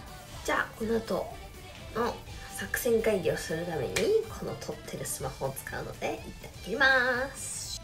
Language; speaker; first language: Japanese; native; Japanese